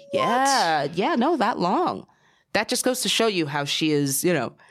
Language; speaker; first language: English; early bilingual, other home language; Spanish